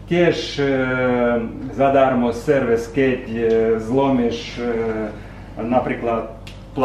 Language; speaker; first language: Polish; non-native, learner; Russian